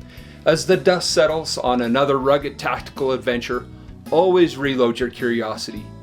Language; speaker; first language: English; native; English